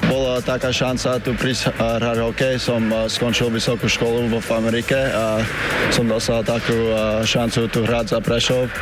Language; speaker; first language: Slovak; early bilingual, heritage; English